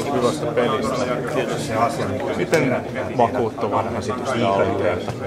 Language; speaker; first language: Finnish; native; Finnish